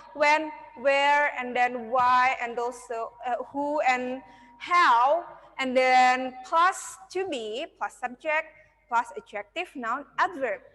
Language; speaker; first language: English; non-native, fluent; Indonesian